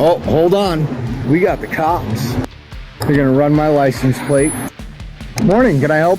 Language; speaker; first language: English; native; English